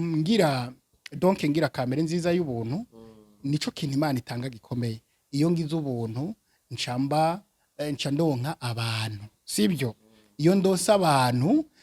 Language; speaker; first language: Rundi; early bilingual, heritage; Rundi